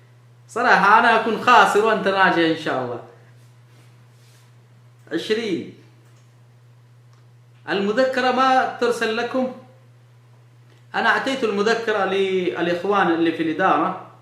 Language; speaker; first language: Arabic; non-native, fluent; Urdu